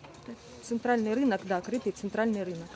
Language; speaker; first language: Russian; native; Russian